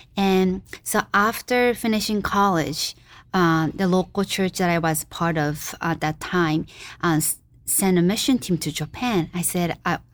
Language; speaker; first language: English; non-native, fluent; Japanese